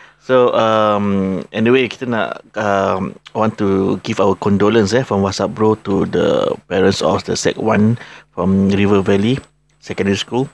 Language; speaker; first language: English; non-native, local second language; Malay